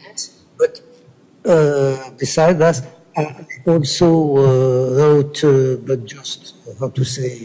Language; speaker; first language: English; non-native, learner; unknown